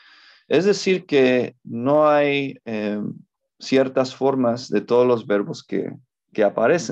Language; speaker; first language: Spanish; non-native, fluent; English